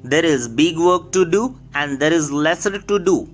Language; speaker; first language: English; non-native, local second language; Gujarati